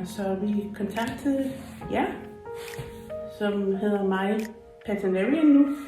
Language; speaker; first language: Danish; non-native, fluent; English